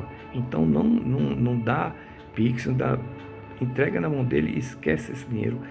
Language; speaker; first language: Portuguese; native; Portuguese